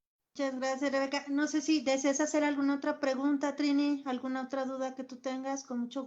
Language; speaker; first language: Spanish; native; Spanish